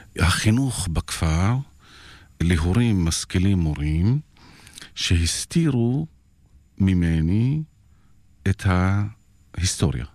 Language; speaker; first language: Hebrew; non-native, local second language; Arabic